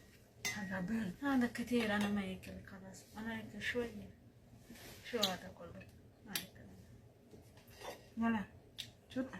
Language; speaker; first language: Arabic; non-native, learner; Amharic